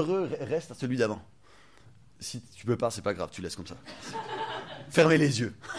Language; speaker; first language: French; native; French